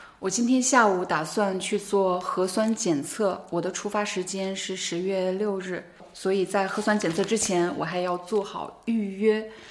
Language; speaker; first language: Chinese; native; Chinese